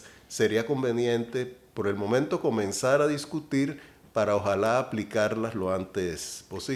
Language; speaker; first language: Spanish; native; Spanish